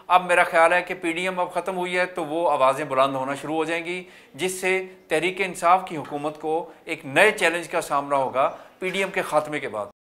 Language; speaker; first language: Urdu; native; Urdu